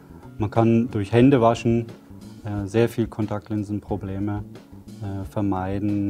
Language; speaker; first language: German; native; German